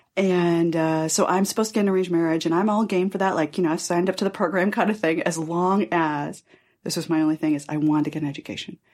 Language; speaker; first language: English; early bilingual, other home language; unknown